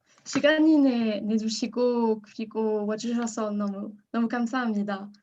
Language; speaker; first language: Korean; non-native, learner; French